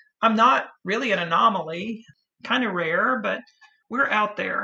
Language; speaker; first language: English; native; English